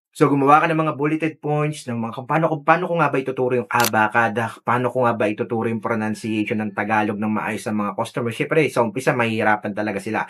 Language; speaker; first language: Filipino; native; Filipino